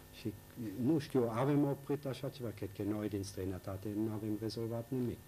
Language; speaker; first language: Romanian; non-native, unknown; German